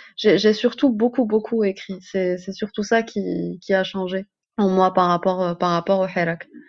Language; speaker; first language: French; non-native, local second language; Arabic